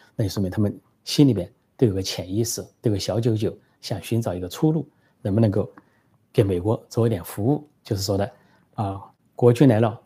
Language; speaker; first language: Chinese; native; Chinese